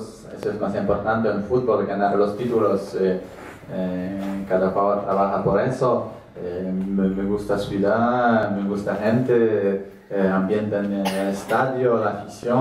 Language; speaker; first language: Spanish; non-native, learner; Polish